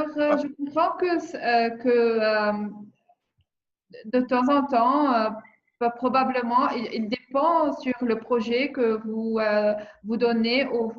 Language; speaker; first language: French; non-native, learner; English